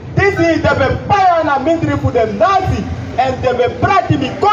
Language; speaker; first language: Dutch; non-native, local second language; Sranan Tongo